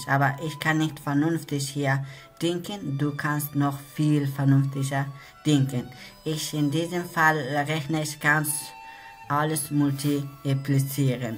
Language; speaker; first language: German; non-native, learner; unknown